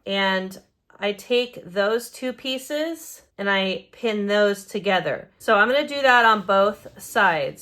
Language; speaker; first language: English; native; English